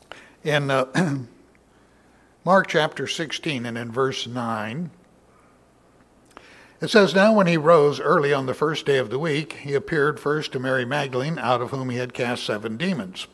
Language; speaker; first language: English; native; English